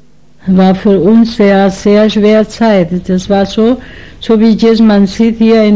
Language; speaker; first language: German; non-native, learner; Spanish